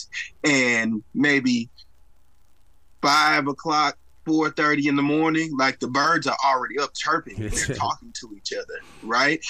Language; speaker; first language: English; native; English